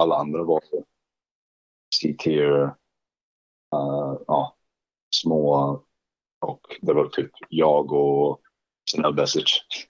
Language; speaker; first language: Swedish; non-native, fluent; English